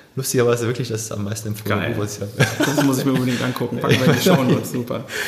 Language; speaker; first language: German; native; German